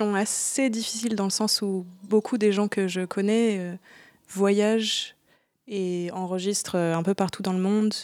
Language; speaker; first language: French; native; French